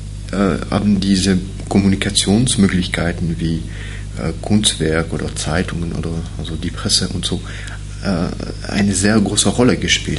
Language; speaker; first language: German; non-native, fluent; French